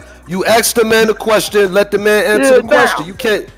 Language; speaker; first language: English; native; English